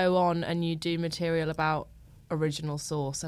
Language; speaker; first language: English; native; English